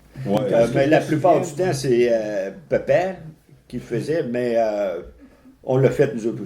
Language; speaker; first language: French; native; French